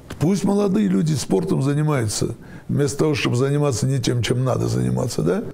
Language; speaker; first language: Russian; non-native, local second language; Armenian